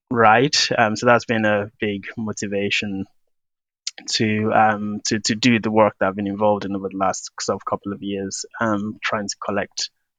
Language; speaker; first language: English; non-native, local second language; Yoruba